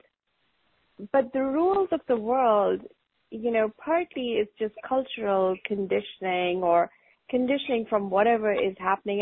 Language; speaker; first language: English; non-native, local second language; Hindi